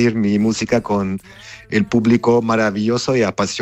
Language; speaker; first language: Spanish; non-native, fluent; Armenian